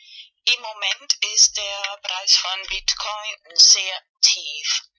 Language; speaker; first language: German; non-native, fluent; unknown